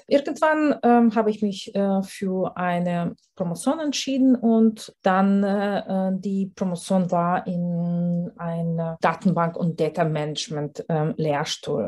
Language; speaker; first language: German; non-native, fluent; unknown